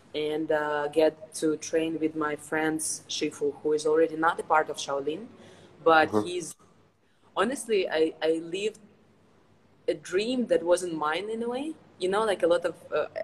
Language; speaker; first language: English; non-native, fluent; Ukrainian